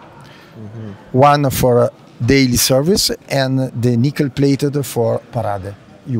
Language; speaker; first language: English; non-native, learner; Italian